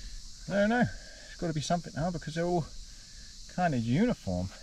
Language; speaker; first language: English; native; English